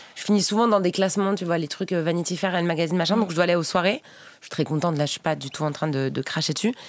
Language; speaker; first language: French; native; French